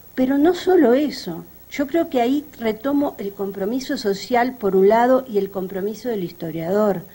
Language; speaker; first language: Spanish; native; Spanish